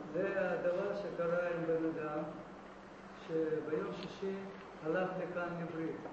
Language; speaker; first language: Hebrew; non-native, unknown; Russian